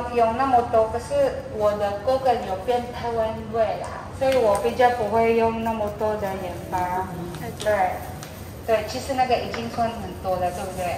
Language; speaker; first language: Chinese; non-native, learner; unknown